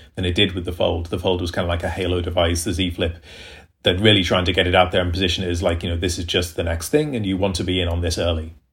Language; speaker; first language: English; native; English